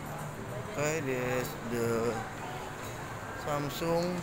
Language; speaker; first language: English; non-native, learner; Indonesian